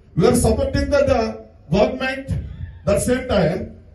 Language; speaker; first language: English; non-native, local second language; Telugu